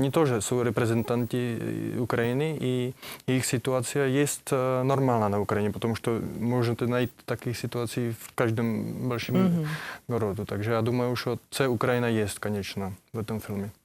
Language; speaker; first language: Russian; non-native, learner; Czech